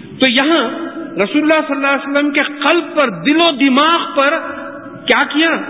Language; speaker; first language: Urdu; native; Urdu